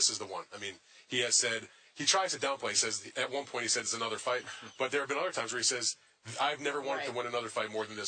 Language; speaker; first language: English; native; English